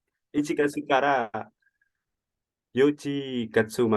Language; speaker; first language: Japanese; non-native, learner; Indonesian